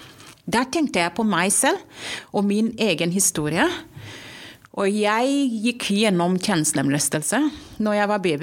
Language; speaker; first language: Norwegian; non-native, fluent; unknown